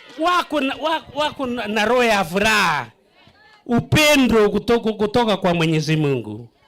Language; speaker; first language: Swahili; non-native, local second language; Kalenjin